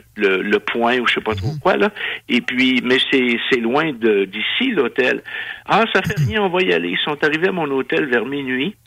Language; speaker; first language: French; native; French